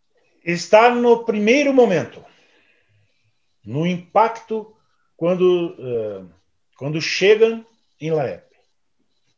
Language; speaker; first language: Spanish; non-native, learner; Portuguese